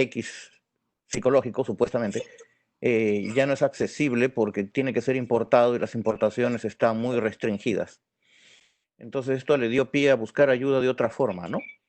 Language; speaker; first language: Spanish; native; Spanish